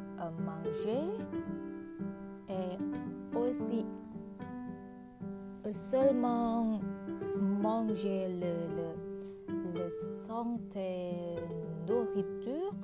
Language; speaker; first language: French; non-native, learner; Indonesian